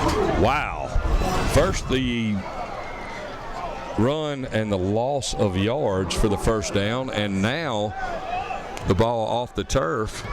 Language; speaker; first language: English; native; English